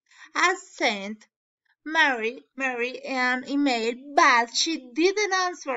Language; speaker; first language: English; non-native, learner; Spanish